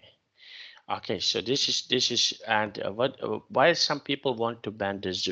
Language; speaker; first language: English; non-native, fluent; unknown